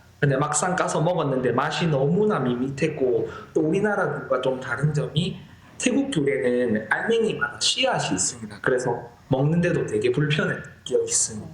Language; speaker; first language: Korean; native; Korean